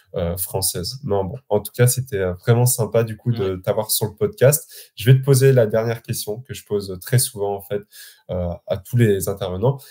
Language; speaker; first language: French; native; French